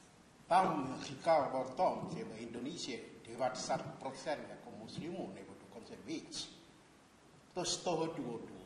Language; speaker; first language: Czech; non-native, learner; Indonesian